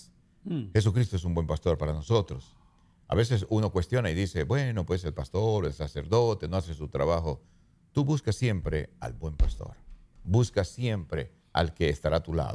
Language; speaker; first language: Spanish; native; Spanish